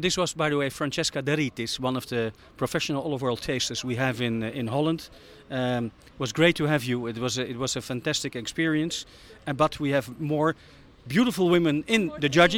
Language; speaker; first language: English; non-native, fluent; Dutch